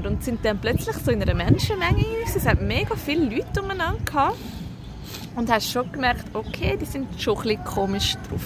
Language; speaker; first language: German; native; German